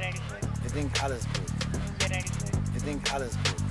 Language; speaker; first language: German; non-native, learner; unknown